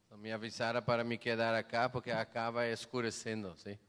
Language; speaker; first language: Spanish; non-native, fluent; Portuguese